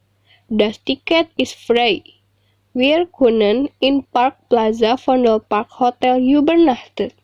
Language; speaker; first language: German; non-native, learner; Indonesian